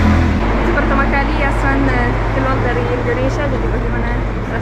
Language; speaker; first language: Indonesian; non-native, fluent; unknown